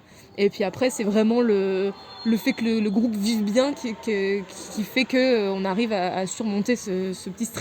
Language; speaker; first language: French; native; French